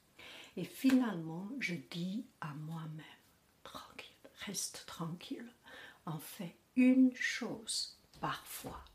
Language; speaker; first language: French; non-native, learner; Chinese